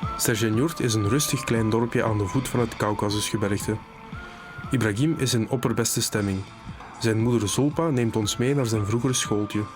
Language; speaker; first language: Dutch; native; Dutch